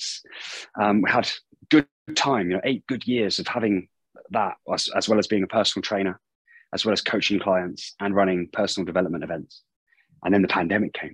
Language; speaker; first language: English; native; English